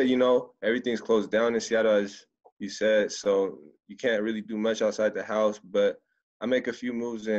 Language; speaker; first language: English; native; English